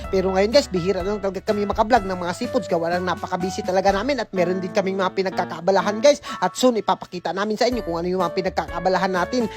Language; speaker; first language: Filipino; non-native, local second language; Cebuano